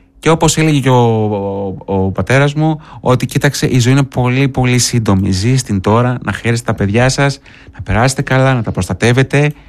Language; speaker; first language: Greek; native; Greek